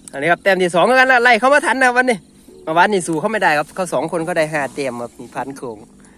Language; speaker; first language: Thai; native; Thai